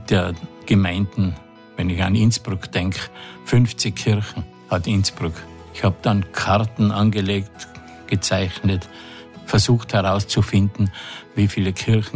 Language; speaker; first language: German; native; German